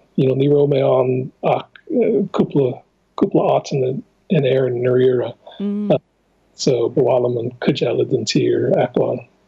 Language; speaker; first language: Irish; non-native, fluent; English